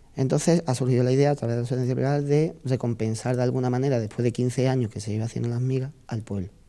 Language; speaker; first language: Spanish; native; Spanish